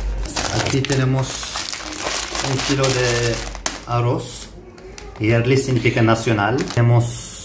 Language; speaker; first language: Spanish; non-native, fluent; Turkish